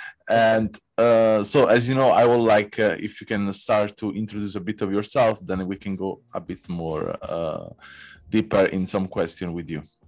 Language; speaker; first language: English; non-native, learner; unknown